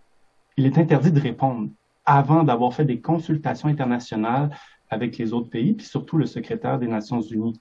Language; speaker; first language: French; native; French